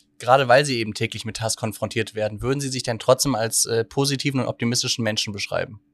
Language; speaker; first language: German; native; German